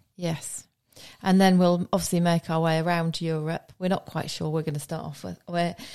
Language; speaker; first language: English; native; English